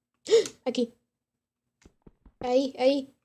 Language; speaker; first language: Spanish; non-native, learner; English